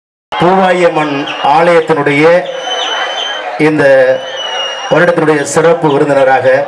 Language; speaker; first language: Tamil; native; Tamil